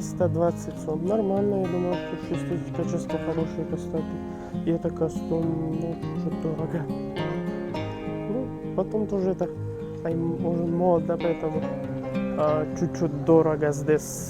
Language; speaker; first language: Russian; non-native, learner; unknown